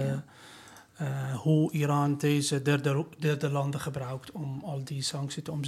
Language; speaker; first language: Dutch; non-native, fluent; Persian